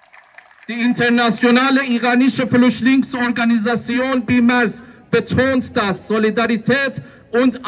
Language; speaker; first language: German; non-native, fluent; Persian